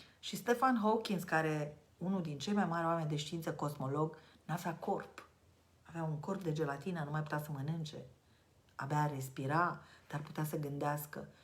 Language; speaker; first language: Romanian; native; Romanian